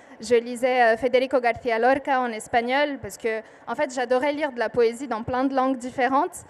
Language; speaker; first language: French; non-native, local second language; Arabic